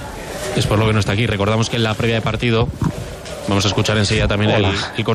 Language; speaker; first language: Spanish; native; Spanish